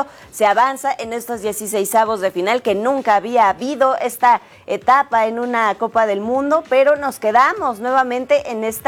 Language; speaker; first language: Spanish; native; Spanish